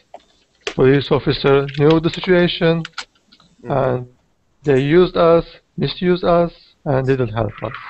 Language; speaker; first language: English; non-native, learner; Turkish